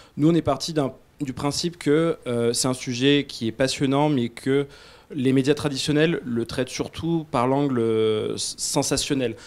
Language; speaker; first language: French; native; French